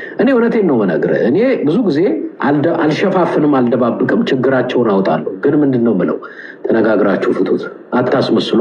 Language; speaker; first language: Amharic; native; Amharic